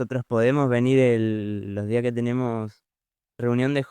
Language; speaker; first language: Spanish; native; Spanish